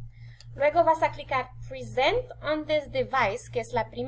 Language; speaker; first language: Spanish; non-native, fluent; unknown